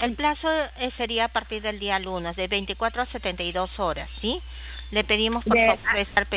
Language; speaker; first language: Spanish; native; Spanish